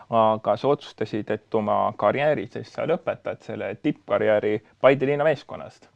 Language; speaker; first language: Estonian; native; Estonian